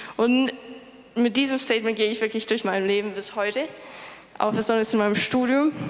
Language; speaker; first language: German; non-native, fluent; Lithuanian